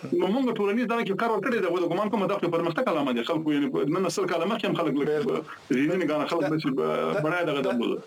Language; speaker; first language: Pashto; non-native, local second language; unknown